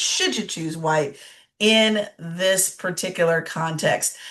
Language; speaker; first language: English; native; English